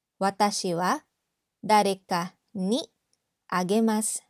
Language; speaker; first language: Japanese; non-native, fluent; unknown